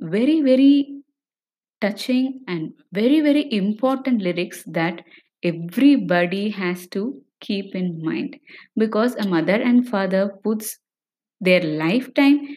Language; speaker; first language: English; non-native, local second language; Tamil